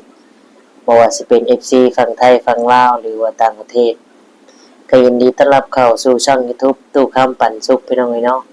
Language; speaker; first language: Thai; non-native, local second language; Northeastern Thai